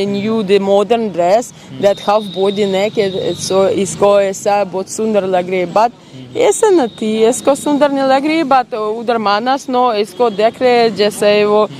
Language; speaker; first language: Hindi; non-native, learner; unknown